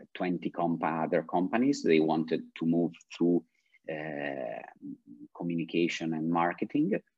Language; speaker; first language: English; non-native, fluent; Italian